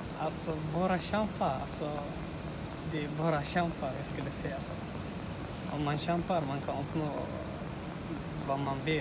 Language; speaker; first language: Swedish; non-native, learner; Tigrinya